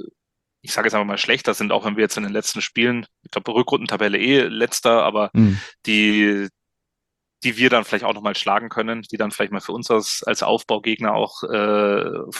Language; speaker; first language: German; native; German